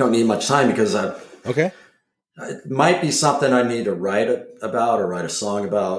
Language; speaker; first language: English; native; English